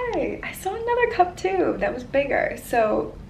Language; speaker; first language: English; native; English